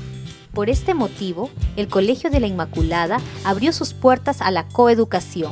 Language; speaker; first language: Spanish; native; Spanish